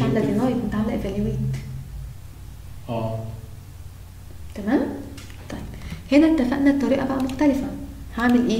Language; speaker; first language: Arabic; native; Arabic